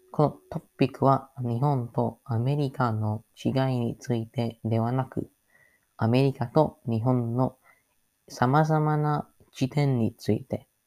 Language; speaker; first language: Japanese; non-native, learner; English